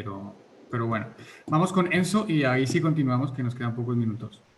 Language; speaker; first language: Spanish; native; Spanish